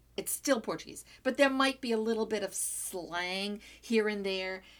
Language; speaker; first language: English; non-native, fluent; Portuguese